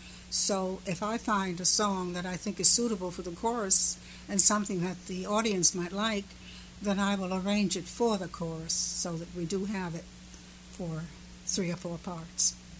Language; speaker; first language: English; early bilingual, other home language; Finnish